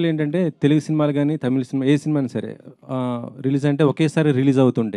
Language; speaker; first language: Telugu; native; Telugu